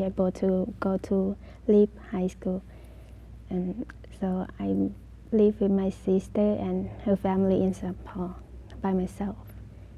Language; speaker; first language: English; non-native, learner; Lao